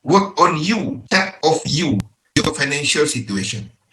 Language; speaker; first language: English; non-native, local second language; Malay